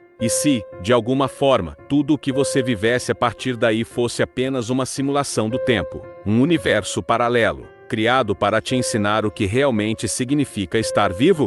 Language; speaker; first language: Portuguese; native; Portuguese